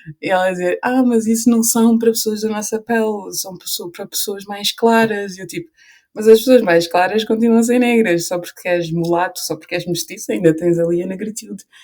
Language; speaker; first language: Portuguese; early bilingual, other home language; Upper Guinea Crioulo